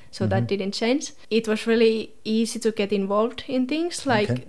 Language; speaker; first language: English; non-native, fluent; Finnish